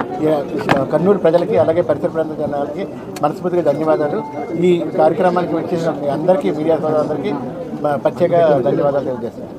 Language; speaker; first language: Telugu; native; Telugu